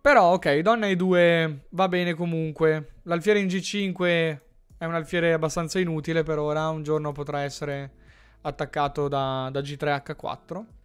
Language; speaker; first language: Italian; native; Italian